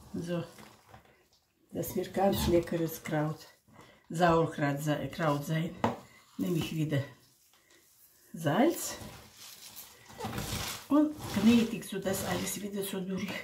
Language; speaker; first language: German; non-native, local second language; Russian